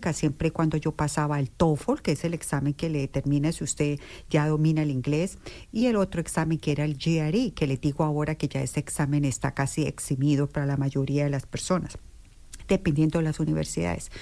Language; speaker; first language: Spanish; native; Spanish